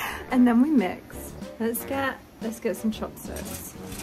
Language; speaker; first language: English; native; English